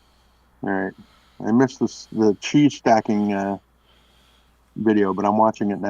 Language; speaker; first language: English; native; English